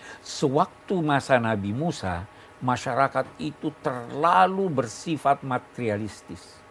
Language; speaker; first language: Indonesian; non-native, local second language; Buginese